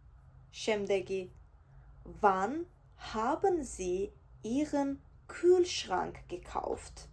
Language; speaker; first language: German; non-native, fluent; Georgian